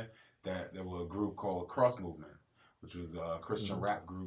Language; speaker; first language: English; native; English